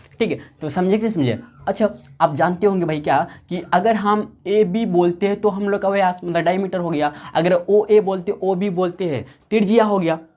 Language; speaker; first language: Hindi; native; Hindi